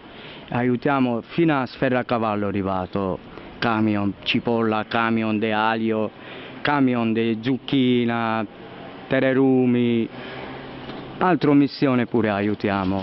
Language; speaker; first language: Italian; non-native, learner; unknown